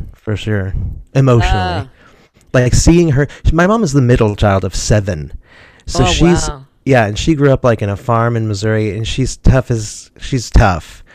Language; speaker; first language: English; native; English